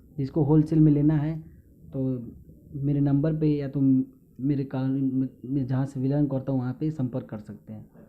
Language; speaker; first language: Hindi; native; Hindi